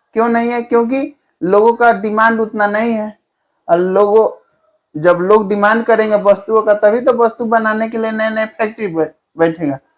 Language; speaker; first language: Hindi; native; Hindi